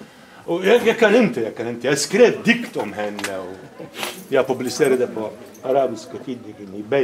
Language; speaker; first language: Swedish; non-native, fluent; Arabic